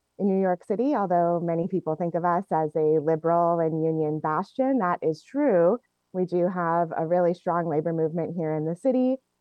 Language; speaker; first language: English; native; English